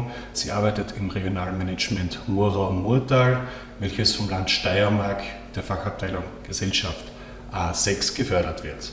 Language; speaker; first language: German; native; German